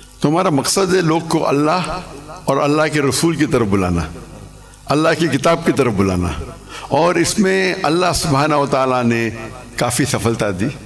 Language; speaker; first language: Urdu; non-native, local second language; English